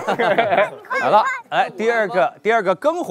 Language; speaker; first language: Chinese; native; Chinese